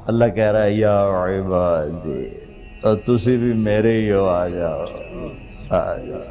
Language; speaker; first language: Urdu; non-native, local second language; Punjabi